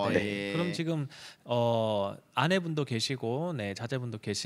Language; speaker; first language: Korean; native; Korean